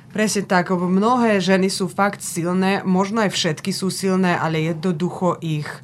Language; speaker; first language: Slovak; native; Slovak